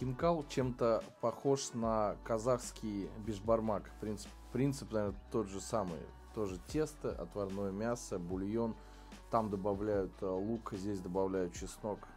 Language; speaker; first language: Russian; native; Russian